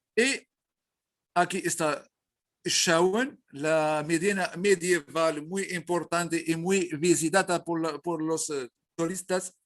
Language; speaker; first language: Spanish; non-native, learner; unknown